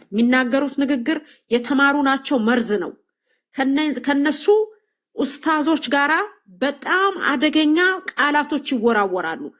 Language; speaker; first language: Amharic; native; Amharic